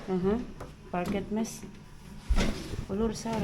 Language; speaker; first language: Turkish; non-native, learner; Filipino